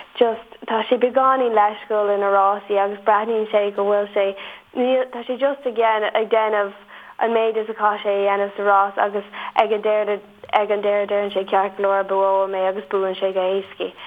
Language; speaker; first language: Irish; non-native, local second language; English